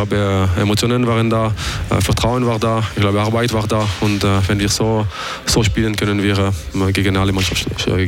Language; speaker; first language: German; non-native, local second language; French